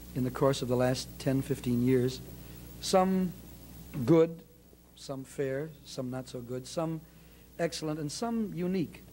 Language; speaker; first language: English; native; English